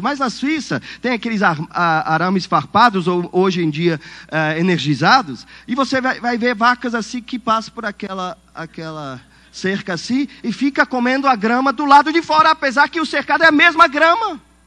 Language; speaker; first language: Portuguese; non-native, fluent; German